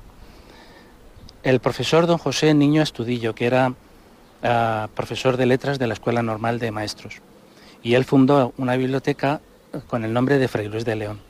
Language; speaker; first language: Spanish; native; Spanish